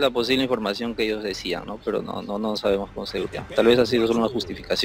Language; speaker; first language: Spanish; native; Spanish